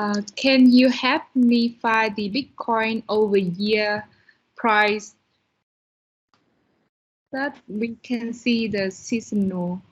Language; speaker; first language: English; non-native, learner; Vietnamese